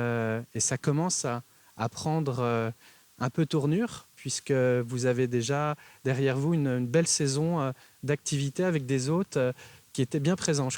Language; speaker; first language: French; native; French